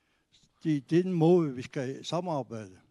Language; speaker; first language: Danish; non-native, local second language; Kalaallisut